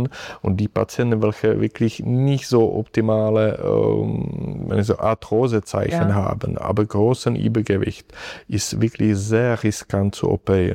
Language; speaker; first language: German; non-native, fluent; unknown